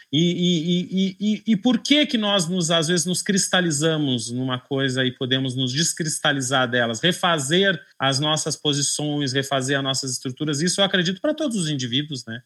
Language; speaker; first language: Portuguese; native; Portuguese